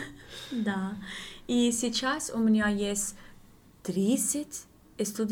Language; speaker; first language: Russian; non-native, learner; English